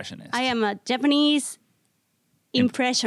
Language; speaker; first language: English; non-native, learner; Japanese